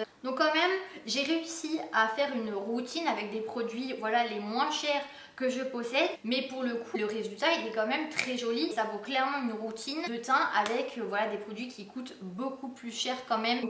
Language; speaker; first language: French; native; French